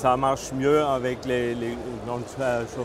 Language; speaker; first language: French; non-native, fluent; German